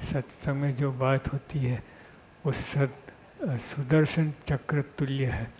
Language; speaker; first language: Hindi; non-native, local second language; Gujarati